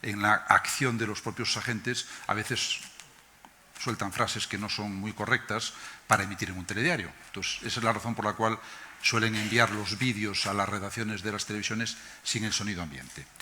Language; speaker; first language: Spanish; native; Spanish